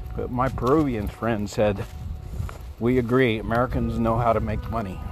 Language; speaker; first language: English; native; English